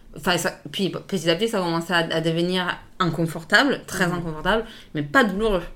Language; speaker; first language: French; non-native, fluent; Italian